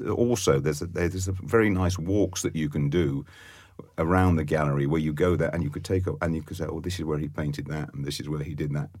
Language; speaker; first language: English; native; English